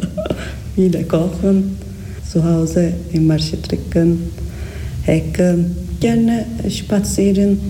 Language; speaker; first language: German; non-native, learner; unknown